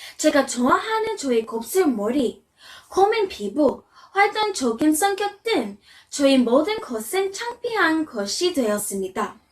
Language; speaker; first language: Korean; non-native, fluent; English